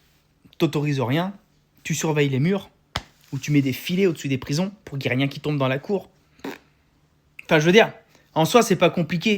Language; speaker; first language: French; native; French